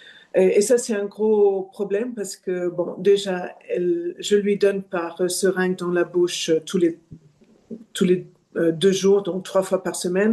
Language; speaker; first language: French; non-native, fluent; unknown